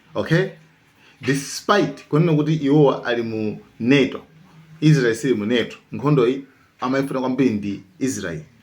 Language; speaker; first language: Nyanja; non-native, local second language; Tumbuka